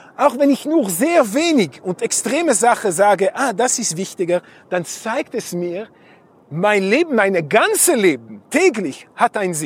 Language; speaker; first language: German; non-native, fluent; Hebrew